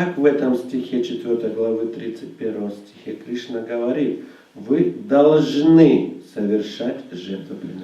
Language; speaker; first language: Russian; native; Russian